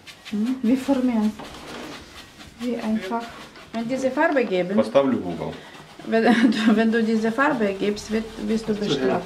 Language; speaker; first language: German; non-native, learner; Russian